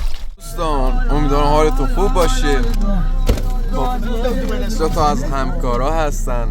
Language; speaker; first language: Persian; native; Persian